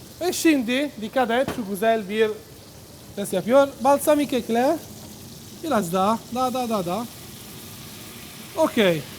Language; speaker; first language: Turkish; non-native, learner; Italian